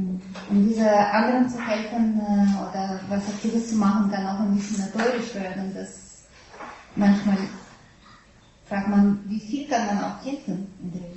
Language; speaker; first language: German; non-native, fluent; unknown